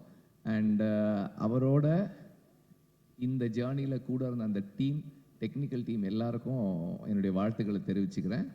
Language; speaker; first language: Tamil; native; Tamil